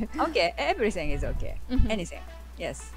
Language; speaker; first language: English; non-native, learner; Japanese